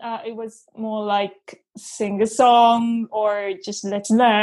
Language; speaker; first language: English; non-native, fluent; Japanese